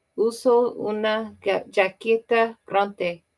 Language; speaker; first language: Spanish; non-native, learner; English